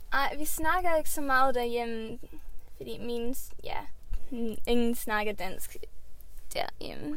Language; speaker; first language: Danish; early bilingual, heritage; Swedish